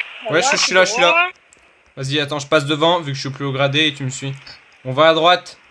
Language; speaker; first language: French; native; French